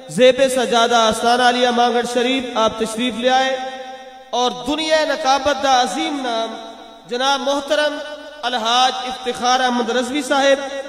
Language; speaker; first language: Urdu; non-native, local second language; Punjabi